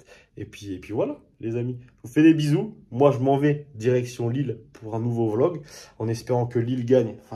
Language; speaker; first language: French; native; French